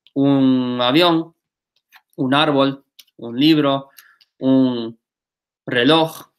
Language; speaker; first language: Spanish; non-native, fluent; English